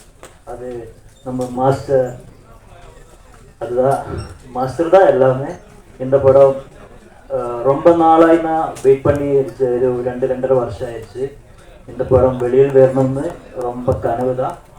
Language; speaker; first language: Tamil; non-native, learner; Malayalam